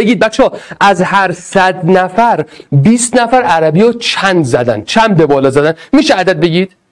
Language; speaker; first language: Persian; non-native, local second language; Arabic